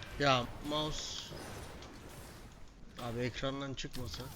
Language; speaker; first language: Turkish; native; Turkish